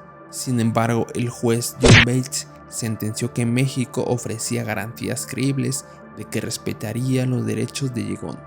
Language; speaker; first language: Spanish; native; Spanish